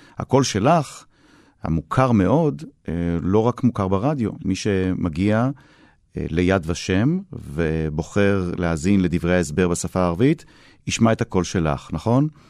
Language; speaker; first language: Hebrew; native; Hebrew